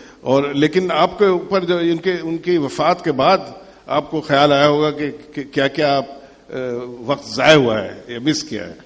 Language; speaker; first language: Urdu; native; Urdu